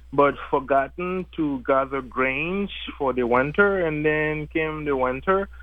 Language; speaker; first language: English; non-native, fluent; French